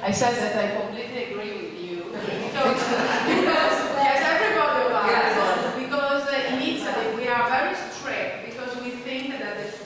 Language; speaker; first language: English; non-native, fluent; Italian